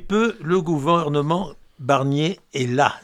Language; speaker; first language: French; native; French